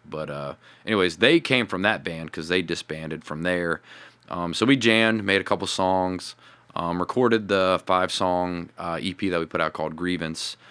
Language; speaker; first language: English; native; English